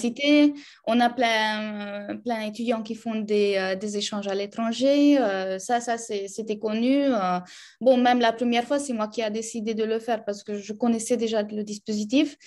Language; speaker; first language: French; non-native, fluent; Romanian